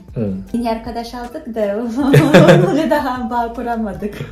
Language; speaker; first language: Turkish; non-native, fluent; Russian